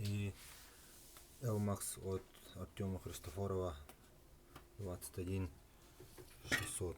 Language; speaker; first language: Russian; native; Russian